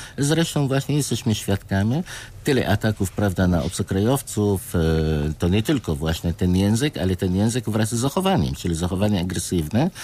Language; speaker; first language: Polish; non-native, fluent; Arabic